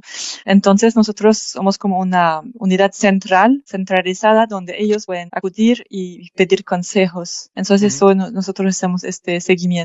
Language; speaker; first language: Spanish; non-native, fluent; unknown